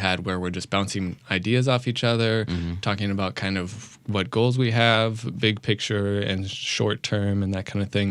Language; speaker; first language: English; native; English